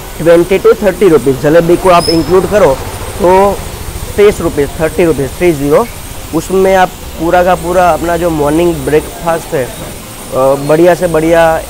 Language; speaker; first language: Hindi; non-native, local second language; Gujarati